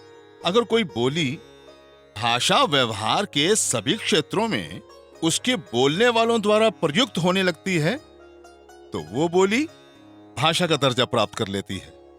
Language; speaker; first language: Hindi; native; Hindi